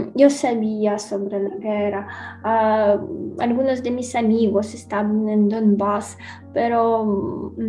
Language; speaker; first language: Spanish; non-native, learner; Ukrainian